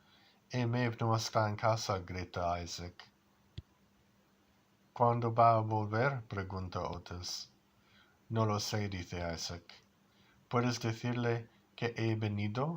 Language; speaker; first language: Spanish; non-native, learner; English